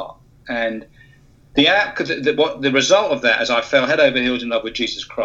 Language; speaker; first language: English; native; English